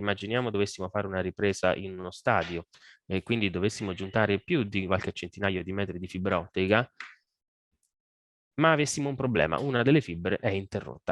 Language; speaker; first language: Italian; native; Italian